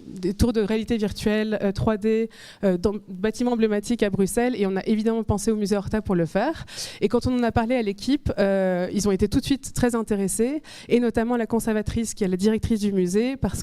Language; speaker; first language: French; native; French